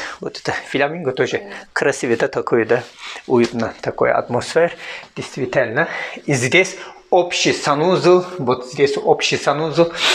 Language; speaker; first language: Russian; non-native, learner; Turkish